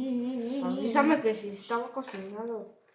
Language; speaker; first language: Spanish; native; Spanish